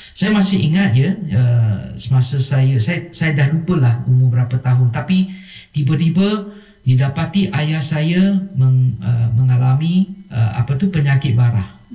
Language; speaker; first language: Malay; non-native, local second language; Chinese